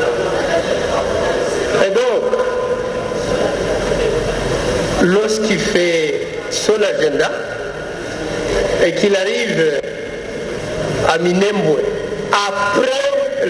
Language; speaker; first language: French; non-native, local second language; Kinyarwanda